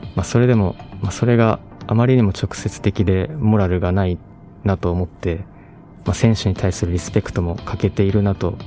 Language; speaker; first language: Japanese; native; Japanese